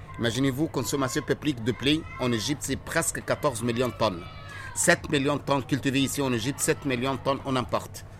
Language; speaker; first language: French; non-native, fluent; Arabic